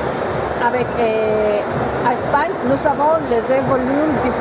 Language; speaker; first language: French; non-native, learner; Spanish